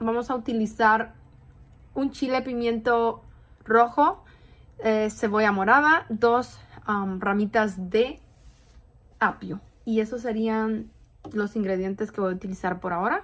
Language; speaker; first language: Spanish; native; Spanish